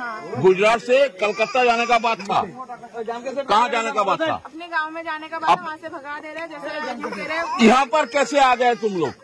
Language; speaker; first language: Hindi; non-native, local second language; Bangla